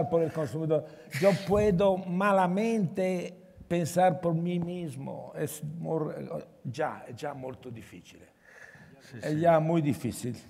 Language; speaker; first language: Spanish; non-native, learner; Italian